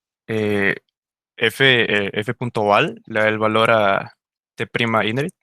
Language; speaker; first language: Spanish; native; Spanish